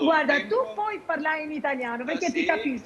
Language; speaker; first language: Italian; non-native, fluent; Albanian